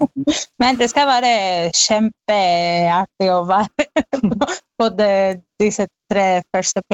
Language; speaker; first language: Norwegian; non-native, learner; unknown